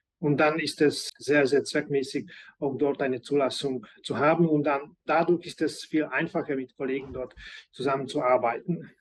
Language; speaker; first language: German; non-native, fluent; Hungarian